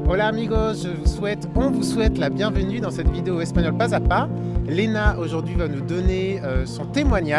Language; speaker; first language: French; native; French